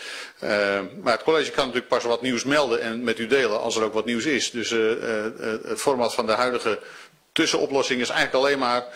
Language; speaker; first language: Dutch; native; Dutch